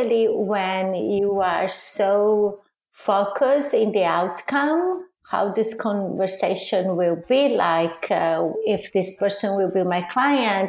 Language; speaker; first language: English; non-native, fluent; Portuguese